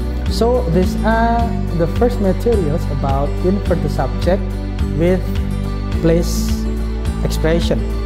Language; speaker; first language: English; non-native, fluent; Indonesian